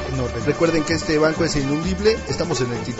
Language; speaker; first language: Spanish; native; Spanish